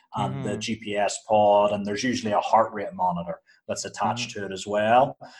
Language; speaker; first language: English; native; English